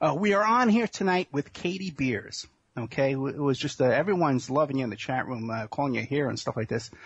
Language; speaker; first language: English; native; English